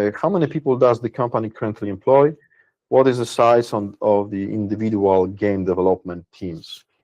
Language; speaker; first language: English; non-native, fluent; Polish